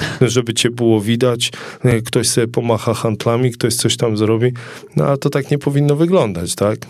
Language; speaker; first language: Polish; native; Polish